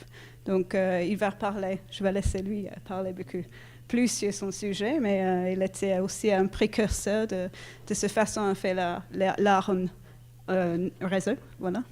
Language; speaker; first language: French; non-native, fluent; English